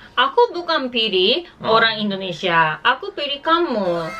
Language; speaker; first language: Indonesian; non-native, learner; Japanese